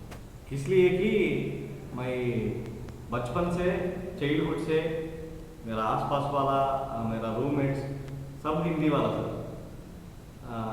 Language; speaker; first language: Hindi; non-native, local second language; Telugu